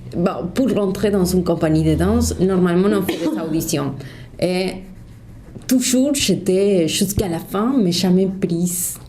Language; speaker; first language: French; non-native, fluent; Spanish